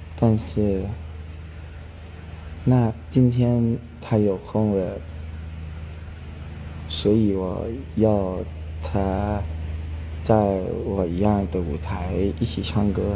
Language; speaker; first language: Chinese; non-native, learner; Thai